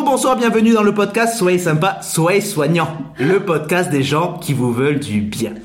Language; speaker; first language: French; native; French